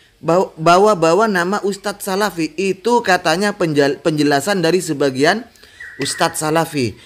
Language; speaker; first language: Indonesian; non-native, local second language; Madurese